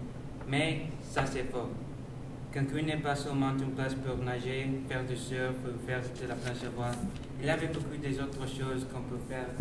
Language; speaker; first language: French; non-native, learner; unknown